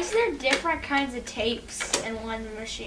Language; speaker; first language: English; native; English